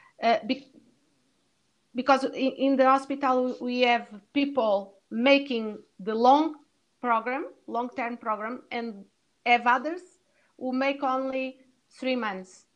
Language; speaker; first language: English; non-native, learner; Portuguese